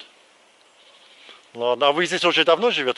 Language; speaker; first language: Russian; non-native, fluent; English